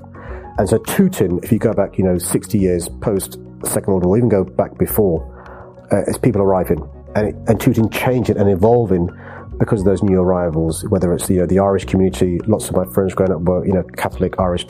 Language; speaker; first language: English; native; English